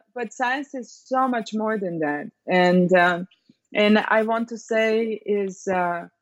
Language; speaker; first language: English; non-native, fluent; Serbian